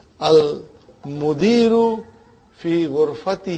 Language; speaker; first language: Arabic; non-native, fluent; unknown